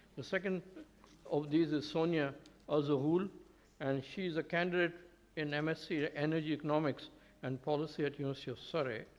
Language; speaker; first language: English; native; English